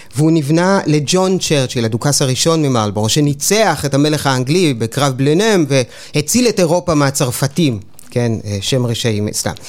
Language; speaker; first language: Hebrew; native; Hebrew